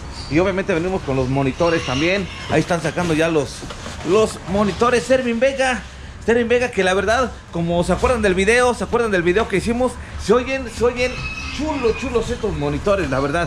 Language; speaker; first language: Spanish; native; Spanish